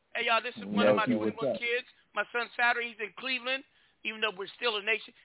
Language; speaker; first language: English; native; English